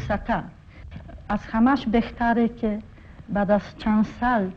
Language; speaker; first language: Persian; non-native, fluent; Polish